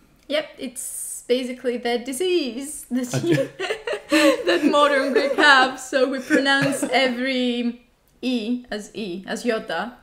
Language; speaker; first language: English; non-native, fluent; Greek